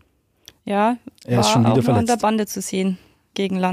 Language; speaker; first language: German; native; German